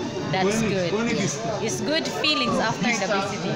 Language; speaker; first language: English; non-native, local second language; Filipino